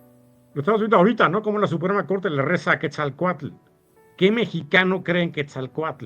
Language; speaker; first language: Spanish; native; Spanish